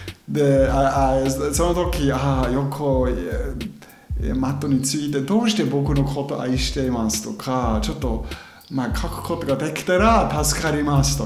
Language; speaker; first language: Japanese; non-native, fluent; German